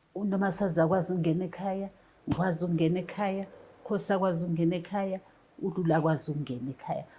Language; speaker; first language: Zulu; native; Zulu